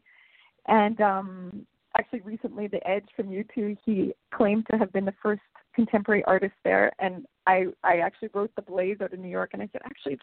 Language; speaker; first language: English; native; English